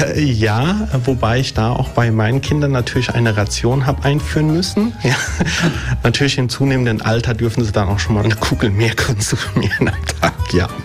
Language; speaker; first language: German; early bilingual, other home language; Italian